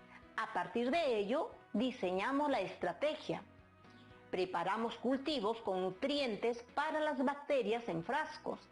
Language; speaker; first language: Spanish; native; Spanish